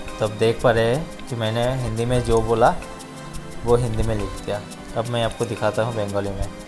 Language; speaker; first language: Hindi; non-native, local second language; Bangla